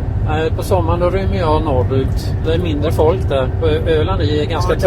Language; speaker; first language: Swedish; native; Swedish